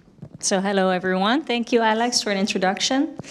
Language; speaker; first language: English; non-native, fluent; Dutch